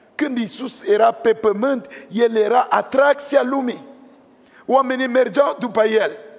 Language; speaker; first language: Romanian; non-native, fluent; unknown